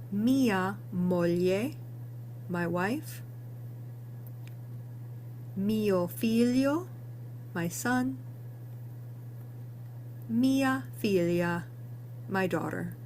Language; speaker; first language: Italian; non-native, learner; English